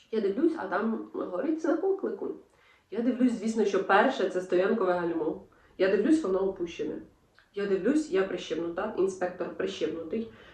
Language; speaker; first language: Ukrainian; non-native, local second language; Russian